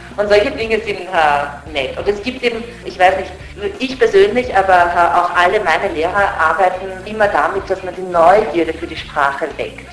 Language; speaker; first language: German; native; German